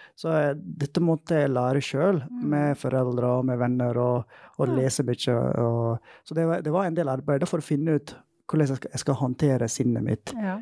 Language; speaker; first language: Norwegian; non-native, fluent; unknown